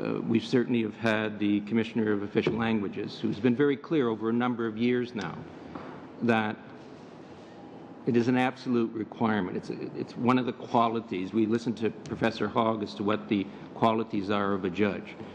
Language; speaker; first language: English; native; English